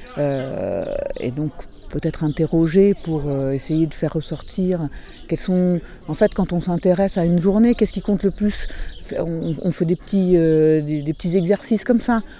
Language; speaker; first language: French; non-native, fluent; Portuguese